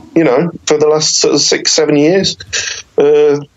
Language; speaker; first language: English; native; English